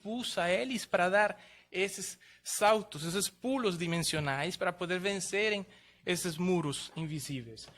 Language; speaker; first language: Portuguese; non-native, fluent; Spanish